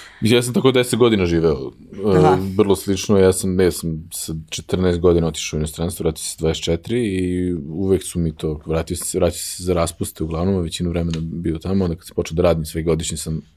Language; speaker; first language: Serbian; native; Serbian